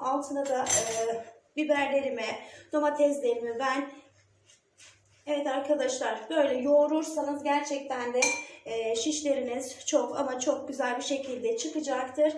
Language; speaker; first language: Turkish; native; Turkish